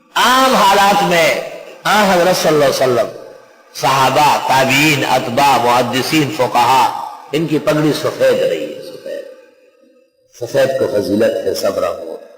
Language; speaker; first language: Urdu; non-native, local second language; Pashto